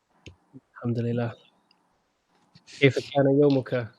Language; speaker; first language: Arabic; non-native, fluent; English